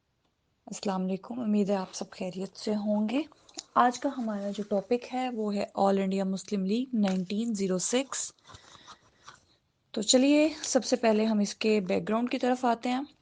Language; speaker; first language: Urdu; native; Urdu